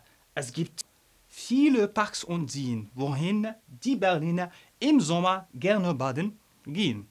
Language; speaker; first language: German; non-native, fluent; Arabic